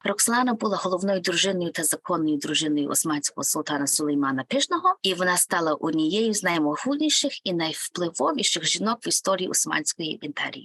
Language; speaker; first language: Ukrainian; native; Ukrainian